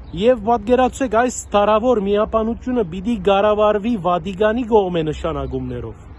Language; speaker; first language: Armenian; early bilingual, heritage; Armenian